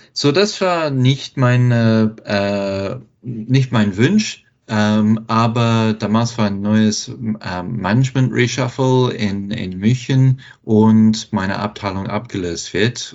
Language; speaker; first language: German; non-native, fluent; English